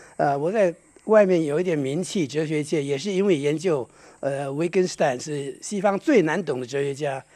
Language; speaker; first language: Chinese; non-native, local second language; Hakka Chinese